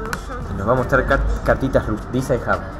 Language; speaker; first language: English; non-native, learner; Spanish